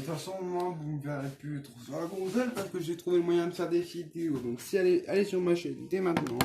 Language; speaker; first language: French; native; French